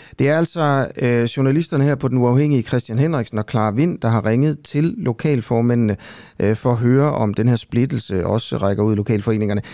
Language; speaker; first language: Danish; native; Danish